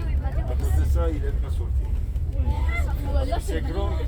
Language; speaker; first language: French; non-native, learner; Turkish